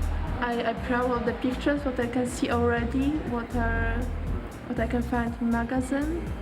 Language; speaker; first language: English; non-native, learner; Polish